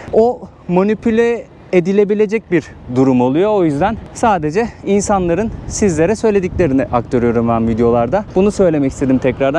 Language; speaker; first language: Turkish; native; Turkish